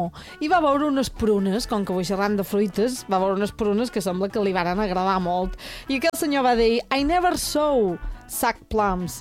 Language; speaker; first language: Catalan; native; Catalan